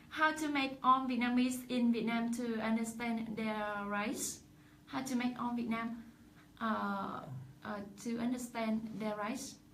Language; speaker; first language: English; non-native, learner; Vietnamese